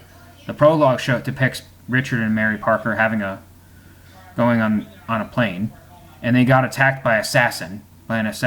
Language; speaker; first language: English; native; English